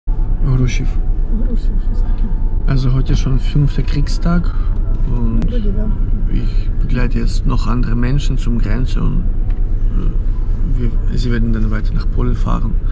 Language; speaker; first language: German; non-native, fluent; Ukrainian